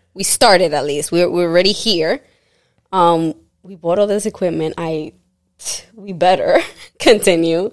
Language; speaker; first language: English; early bilingual, other home language; Spanish